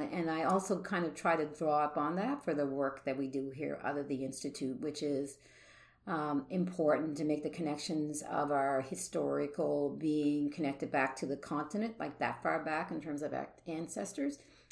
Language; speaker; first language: English; native; English